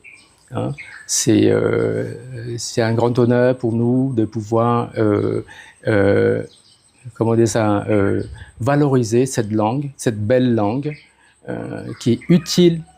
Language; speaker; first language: French; non-native, fluent; Khmer